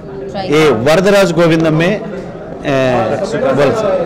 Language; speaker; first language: Hindi; non-native, local second language; Telugu